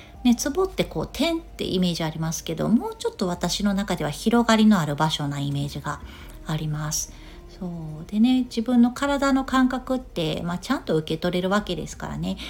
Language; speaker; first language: Japanese; native; Japanese